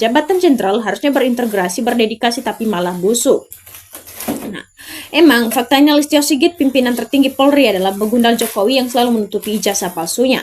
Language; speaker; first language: Indonesian; native; Indonesian